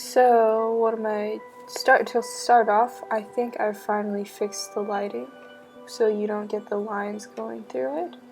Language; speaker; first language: English; native; English